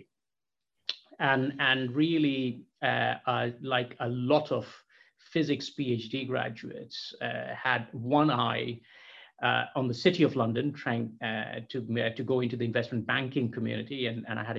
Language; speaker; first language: English; non-native, local second language; Bangla